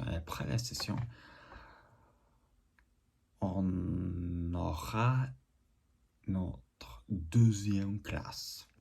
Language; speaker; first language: French; non-native, learner; English